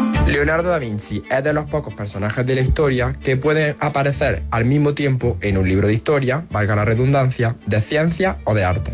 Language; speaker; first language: Spanish; native; Spanish